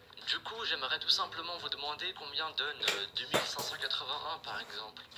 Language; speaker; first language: French; native; French